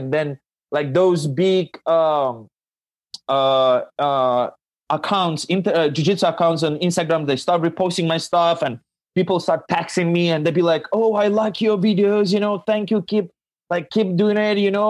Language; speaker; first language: English; non-native, fluent; Ukrainian